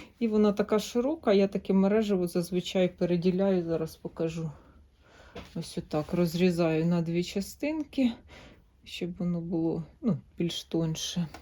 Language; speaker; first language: Ukrainian; native; Ukrainian